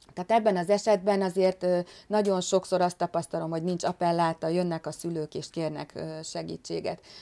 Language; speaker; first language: Hungarian; native; Hungarian